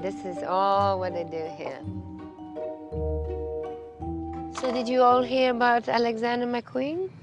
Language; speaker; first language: English; non-native, fluent; French